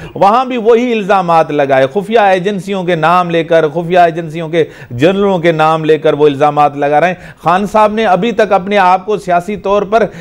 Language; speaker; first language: Urdu; non-native, local second language; Sindhi